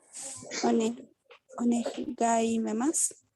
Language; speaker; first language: Japanese; non-native, learner; Spanish